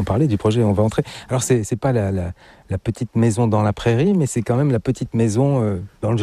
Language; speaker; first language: French; native; French